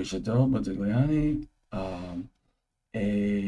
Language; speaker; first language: French; early bilingual, heritage; English